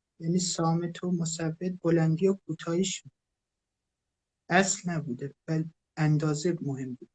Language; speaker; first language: Persian; native; Persian